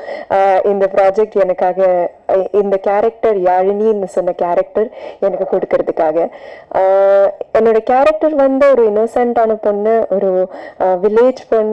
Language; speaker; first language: Tamil; non-native, fluent; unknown